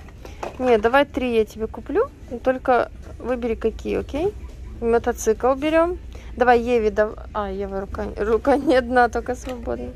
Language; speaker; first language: Russian; native; Russian